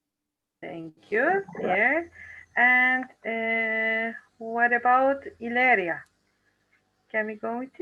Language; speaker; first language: English; non-native, fluent; Turkish